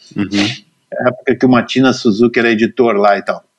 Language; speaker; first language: Portuguese; native; Portuguese